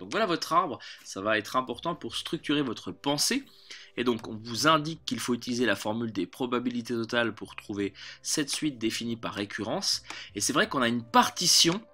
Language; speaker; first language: French; native; French